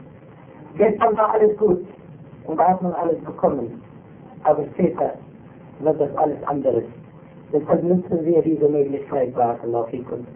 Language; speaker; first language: German; non-native, fluent; Arabic